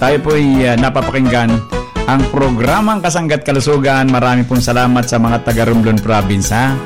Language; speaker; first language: Filipino; non-native, local second language; Bikol